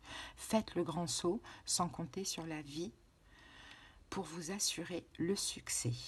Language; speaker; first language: French; native; French